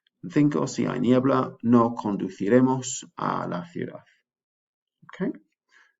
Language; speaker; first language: Spanish; non-native, fluent; English